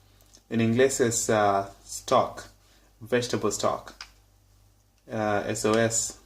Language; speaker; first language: Spanish; non-native, learner; English